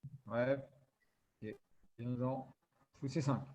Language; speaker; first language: French; native; French